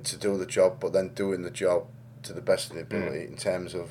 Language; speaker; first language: English; native; English